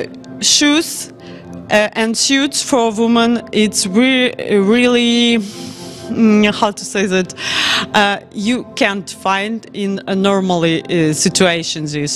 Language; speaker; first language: English; non-native, learner; Ukrainian